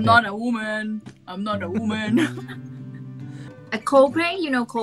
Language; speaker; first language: English; non-native, learner; Thai